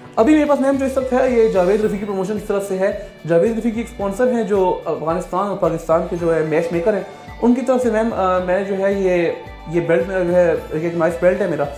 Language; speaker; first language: Urdu; non-native, local second language; Pashto